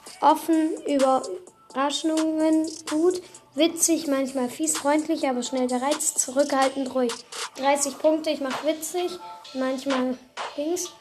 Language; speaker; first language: German; native; German